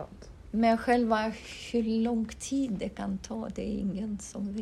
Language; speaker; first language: Swedish; non-native, fluent; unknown